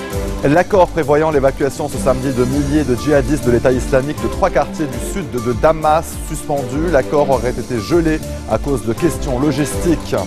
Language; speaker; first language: French; non-native, local second language; Arabic